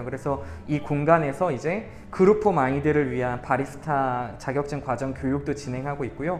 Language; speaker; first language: Korean; native; Korean